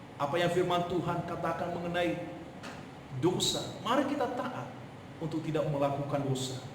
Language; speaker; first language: Indonesian; non-native, local second language; Nias